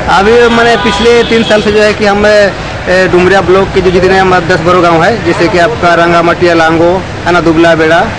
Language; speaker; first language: Hindi; native; Hindi